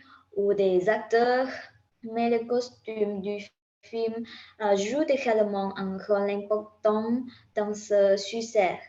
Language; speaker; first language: French; non-native, learner; Vietnamese